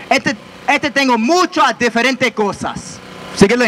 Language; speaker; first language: Spanish; non-native, learner; English